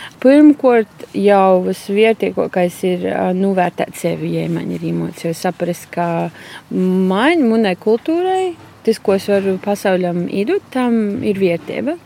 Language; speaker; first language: Latvian; native; Latvian